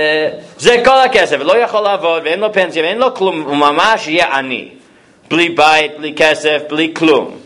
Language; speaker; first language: Hebrew; non-native, fluent; English